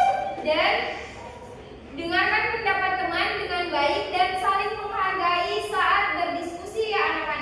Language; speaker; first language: Indonesian; native; Indonesian